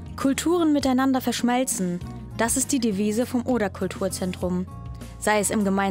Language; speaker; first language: German; native; German